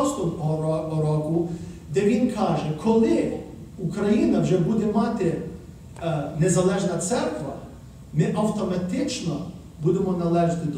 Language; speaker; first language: Ukrainian; early bilingual, heritage; Ukrainian